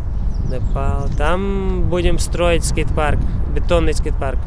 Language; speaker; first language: Russian; non-native, local second language; Latvian